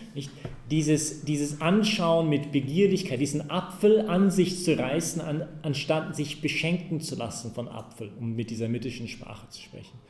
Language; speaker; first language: German; non-native, fluent; English